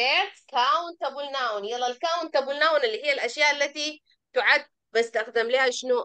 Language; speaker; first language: Arabic; native; Arabic